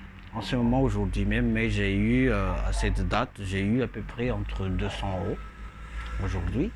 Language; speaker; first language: French; non-native, local second language; Malagasy